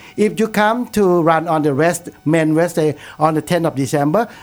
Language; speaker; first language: English; non-native, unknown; Thai